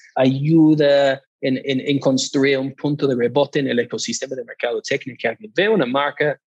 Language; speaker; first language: Spanish; non-native, fluent; English